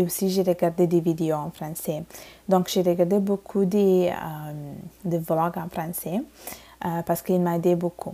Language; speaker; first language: French; non-native, fluent; Bangla